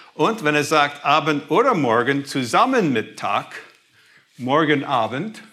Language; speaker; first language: German; non-native, fluent; English